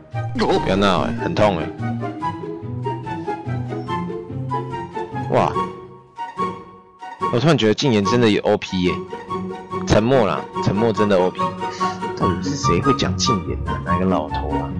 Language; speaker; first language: Chinese; native; Chinese